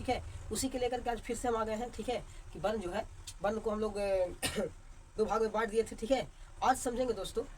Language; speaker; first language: Hindi; native; Hindi